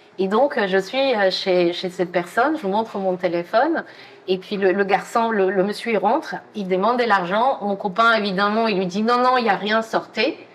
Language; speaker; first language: French; non-native, fluent; Spanish